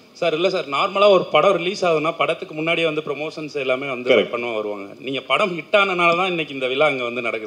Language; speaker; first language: Tamil; native; Tamil